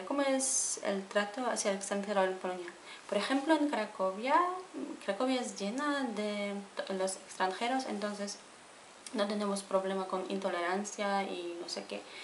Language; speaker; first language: Spanish; non-native, fluent; Polish